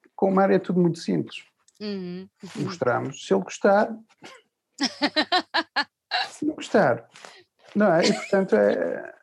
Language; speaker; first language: Portuguese; early bilingual, other home language; English